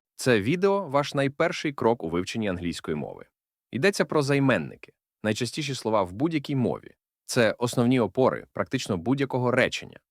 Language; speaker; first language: Ukrainian; native; Ukrainian